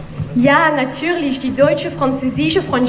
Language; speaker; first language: German; non-native, learner; French